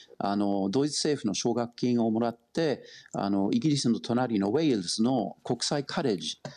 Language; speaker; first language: Japanese; non-native, fluent; German